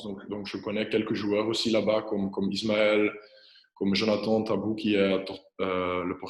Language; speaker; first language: French; non-native, local second language; Dutch